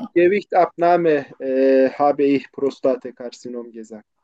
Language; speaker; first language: German; non-native, fluent; Turkish